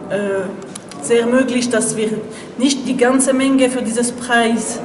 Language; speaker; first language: German; non-native, local second language; French